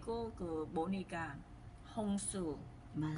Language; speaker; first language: Korean; non-native, fluent; Vietnamese